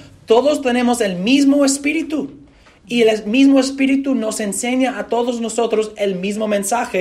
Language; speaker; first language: Spanish; non-native, fluent; English